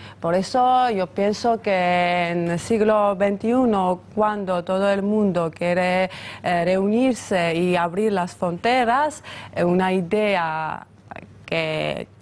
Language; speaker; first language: Spanish; non-native, fluent; Georgian